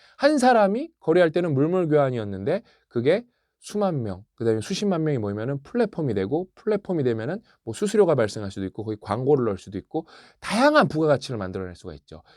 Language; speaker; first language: Korean; native; Korean